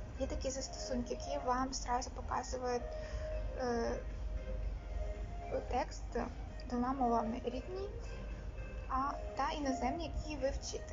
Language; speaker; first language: Ukrainian; non-native, local second language; Russian